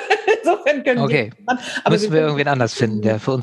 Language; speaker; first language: German; native; German